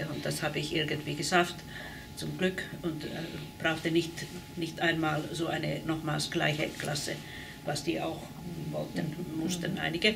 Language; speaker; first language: German; non-native, fluent; Finnish